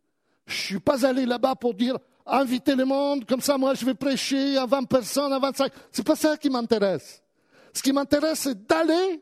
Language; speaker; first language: French; native; French